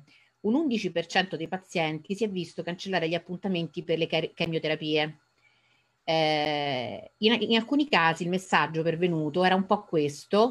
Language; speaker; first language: Italian; native; Italian